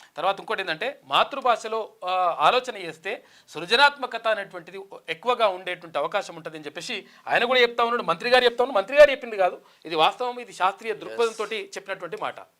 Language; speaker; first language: Telugu; native; Telugu